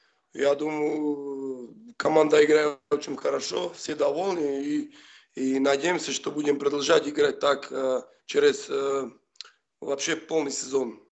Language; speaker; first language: Russian; non-native, fluent; Slovak